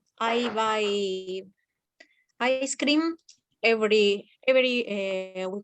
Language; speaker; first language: English; non-native, learner; Spanish